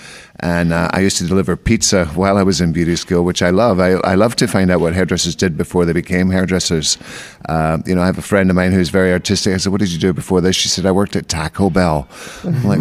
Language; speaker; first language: English; native; English